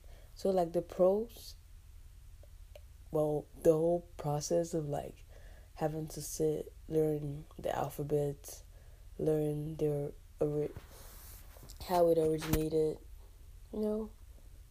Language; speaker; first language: English; native; English